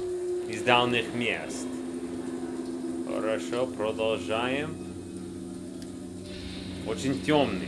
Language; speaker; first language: Russian; non-native, learner; English